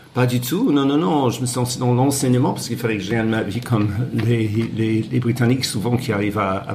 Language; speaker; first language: French; non-native, fluent; English